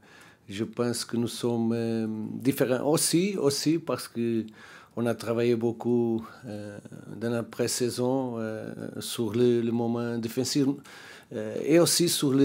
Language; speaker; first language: French; non-native, learner; Portuguese